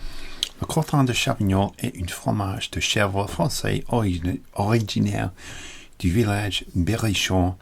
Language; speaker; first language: French; non-native, learner; English